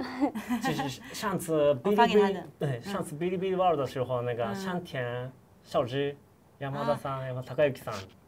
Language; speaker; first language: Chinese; non-native, fluent; Japanese